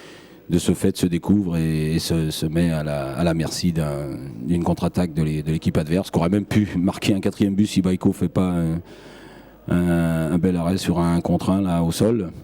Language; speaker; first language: French; native; French